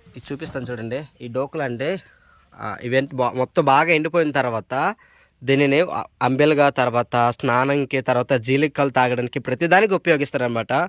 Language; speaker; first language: Telugu; non-native, local second language; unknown